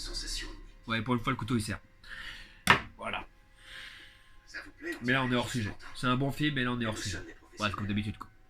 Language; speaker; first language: French; native; French